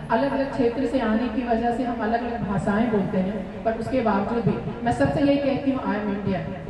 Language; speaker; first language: Hindi; native; Hindi